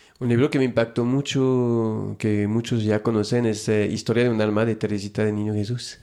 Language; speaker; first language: Spanish; non-native, fluent; French